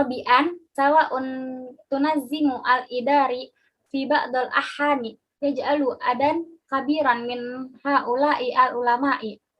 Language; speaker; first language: Arabic; non-native, learner; Indonesian